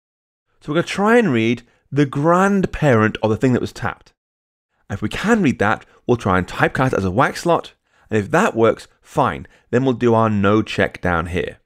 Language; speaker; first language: English; native; English